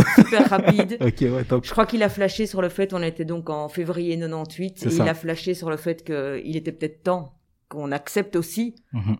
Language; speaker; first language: French; native; French